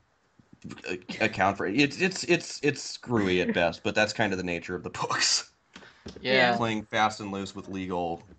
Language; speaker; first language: English; native; English